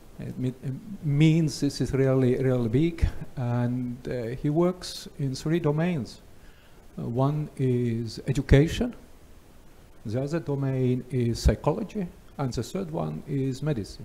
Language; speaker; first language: English; non-native, fluent; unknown